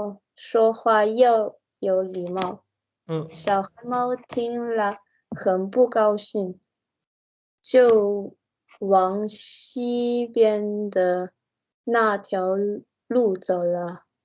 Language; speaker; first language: Chinese; non-native, learner; Tibetan